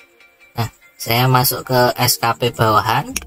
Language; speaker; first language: Indonesian; native; Indonesian